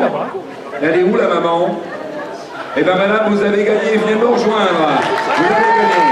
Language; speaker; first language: French; native; French